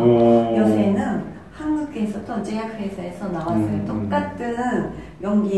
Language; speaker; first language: Korean; non-native, fluent; Japanese